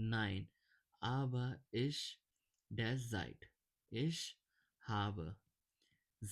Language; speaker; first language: German; non-native, learner; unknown